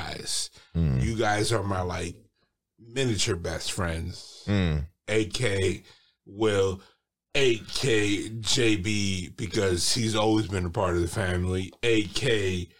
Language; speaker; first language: English; native; English